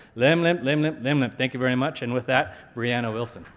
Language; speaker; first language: English; native; English